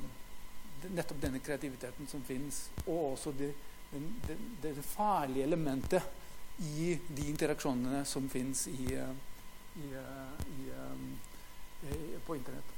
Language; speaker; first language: Norwegian; non-native, fluent; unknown